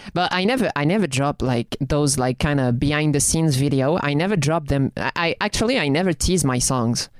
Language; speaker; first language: English; non-native, fluent; French